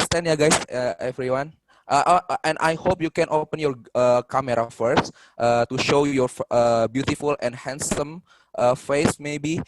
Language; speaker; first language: English; non-native, fluent; Indonesian